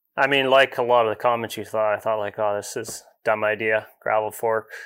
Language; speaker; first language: English; native; English